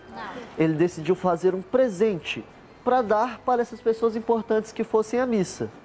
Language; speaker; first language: Portuguese; native; Portuguese